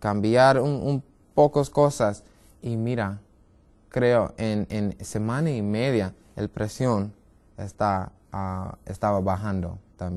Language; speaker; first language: Spanish; non-native, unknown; English